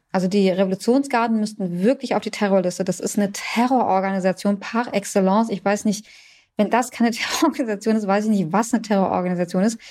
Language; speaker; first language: German; early bilingual, other home language; Persian